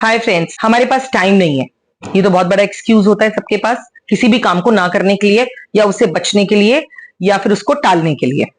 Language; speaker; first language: Hindi; native; Hindi